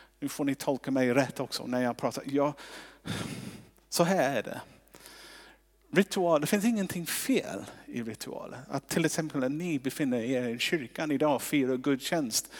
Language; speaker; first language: Swedish; non-native, fluent; English